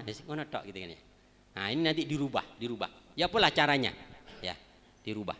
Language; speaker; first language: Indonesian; non-native, local second language; Javanese